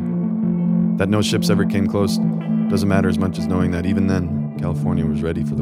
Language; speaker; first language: English; native; English